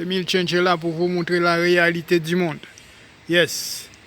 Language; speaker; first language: French; non-native, local second language; Haitian Creole